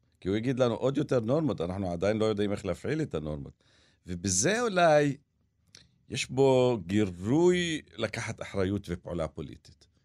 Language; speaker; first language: Hebrew; non-native, local second language; Arabic